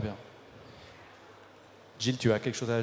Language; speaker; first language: French; native; French